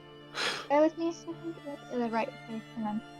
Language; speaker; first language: English; native; English